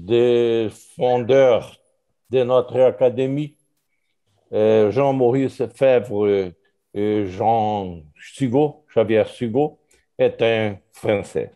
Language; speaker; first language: French; non-native, learner; Portuguese